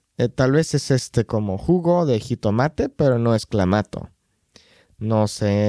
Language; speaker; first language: Spanish; non-native, fluent; English